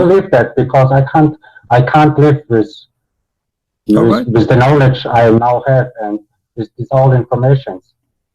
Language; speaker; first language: English; non-native, learner; Bosnian